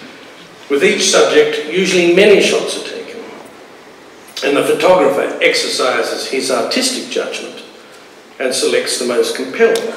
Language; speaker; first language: English; native; English